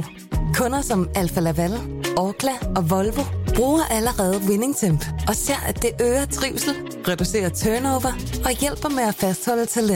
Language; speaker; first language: Danish; native; Danish